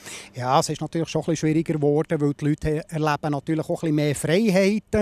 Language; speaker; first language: German; native; German